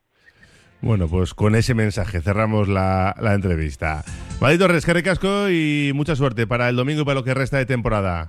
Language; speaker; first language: Spanish; native; Spanish